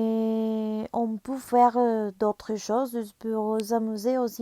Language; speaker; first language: French; non-native, learner; Spanish